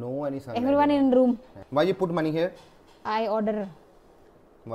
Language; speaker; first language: English; non-native, learner; Hindi